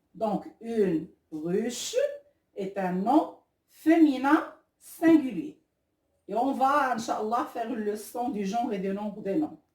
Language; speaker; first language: French; non-native, local second language; Arabic